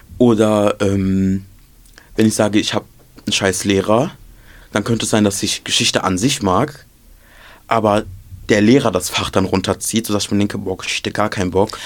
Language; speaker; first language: German; native; German